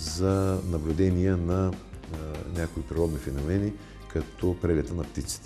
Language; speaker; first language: Bulgarian; native; Bulgarian